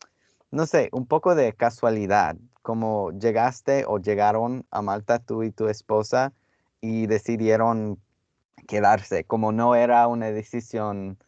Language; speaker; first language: Spanish; non-native, fluent; English